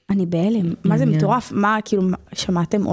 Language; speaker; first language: Hebrew; native; Hebrew